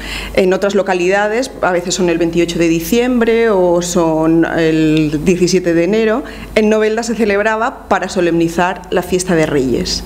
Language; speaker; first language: Spanish; native; Spanish